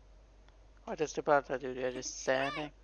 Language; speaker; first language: English; non-native, fluent; German